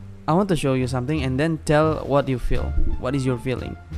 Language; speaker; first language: English; non-native, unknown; Indonesian